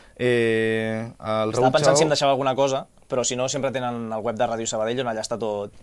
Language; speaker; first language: Catalan; native; Catalan